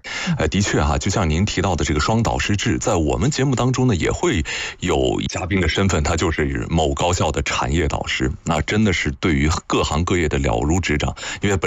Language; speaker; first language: Chinese; native; Chinese